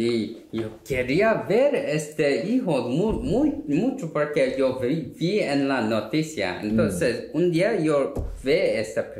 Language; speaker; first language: Spanish; non-native, learner; Korean